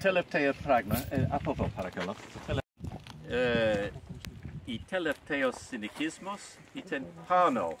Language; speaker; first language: Greek; non-native, learner; English